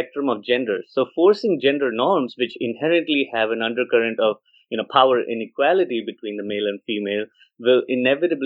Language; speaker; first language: English; non-native, local second language; Odia